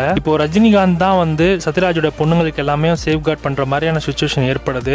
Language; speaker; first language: Tamil; native; Tamil